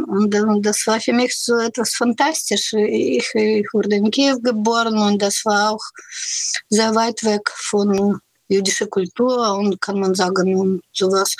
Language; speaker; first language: German; non-native, learner; Russian